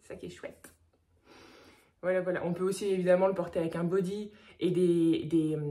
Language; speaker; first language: French; native; French